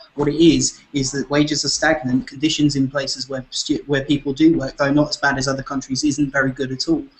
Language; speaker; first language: English; native; English